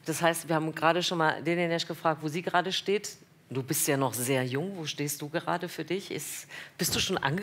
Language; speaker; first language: German; native; German